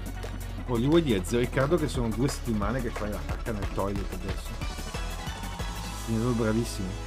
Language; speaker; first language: Italian; native; Italian